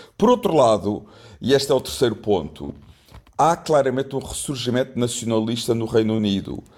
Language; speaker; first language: Portuguese; native; Portuguese